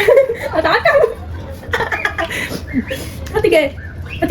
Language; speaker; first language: Arabic; native; Arabic